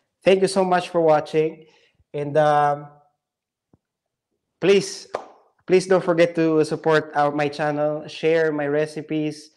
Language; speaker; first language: English; non-native, local second language; Filipino